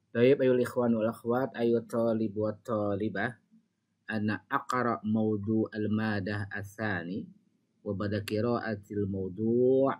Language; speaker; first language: Arabic; non-native, learner; Indonesian